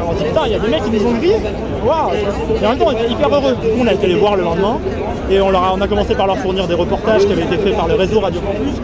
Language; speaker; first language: French; native; French